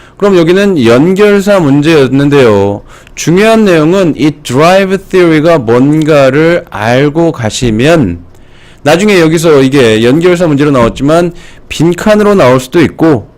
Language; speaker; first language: Korean; native; Korean